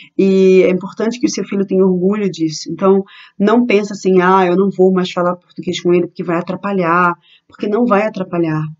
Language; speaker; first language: Portuguese; native; Portuguese